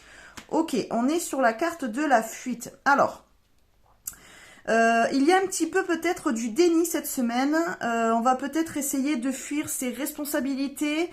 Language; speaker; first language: French; native; French